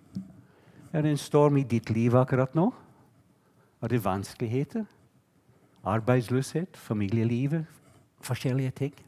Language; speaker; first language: Norwegian; non-native, fluent; English